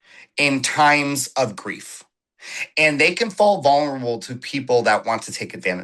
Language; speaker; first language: English; native; English